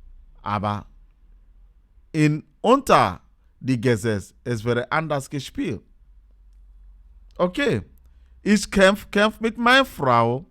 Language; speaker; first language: German; non-native, learner; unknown